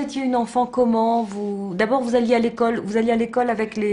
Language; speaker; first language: French; native; French